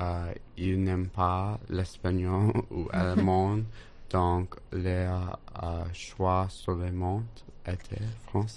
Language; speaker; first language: French; non-native, learner; English